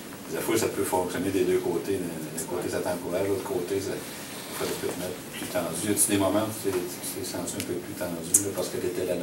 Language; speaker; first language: French; native; French